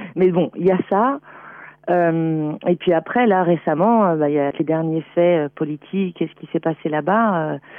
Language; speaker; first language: French; native; French